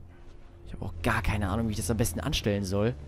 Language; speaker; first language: German; native; German